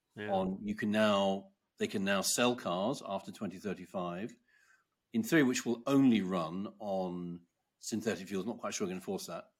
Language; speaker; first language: English; native; English